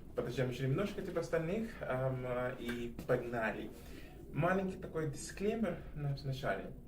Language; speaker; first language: Russian; non-native, fluent; English